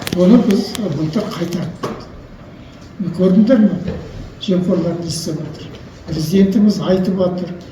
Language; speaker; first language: Kazakh; native; Kazakh